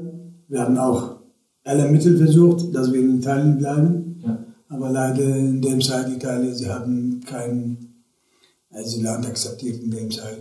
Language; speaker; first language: German; non-native, fluent; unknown